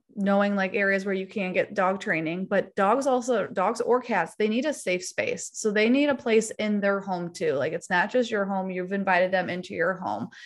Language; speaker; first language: English; native; English